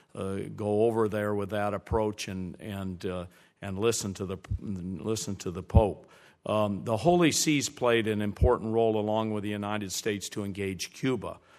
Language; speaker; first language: English; native; English